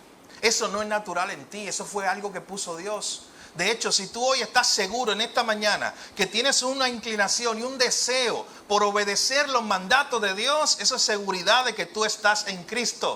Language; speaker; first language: Spanish; native; Spanish